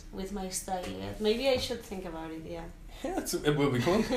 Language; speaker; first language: English; non-native, fluent; Spanish